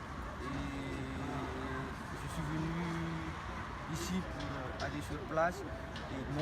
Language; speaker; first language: French; non-native, learner; Malagasy